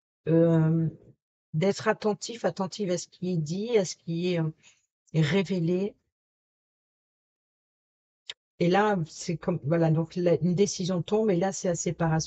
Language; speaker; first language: French; native; French